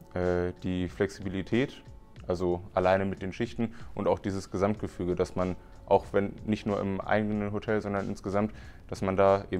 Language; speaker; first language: German; native; German